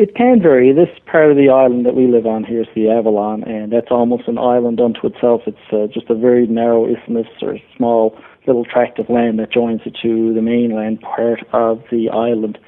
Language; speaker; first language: English; native; English